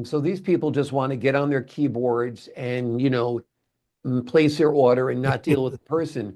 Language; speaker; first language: English; native; English